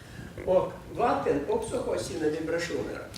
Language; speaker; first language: Swedish; non-native, fluent; Russian